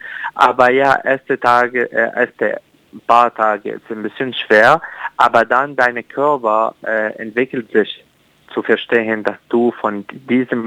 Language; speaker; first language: German; non-native, learner; Arabic